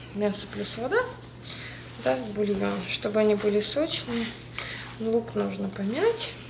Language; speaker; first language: Russian; native; Russian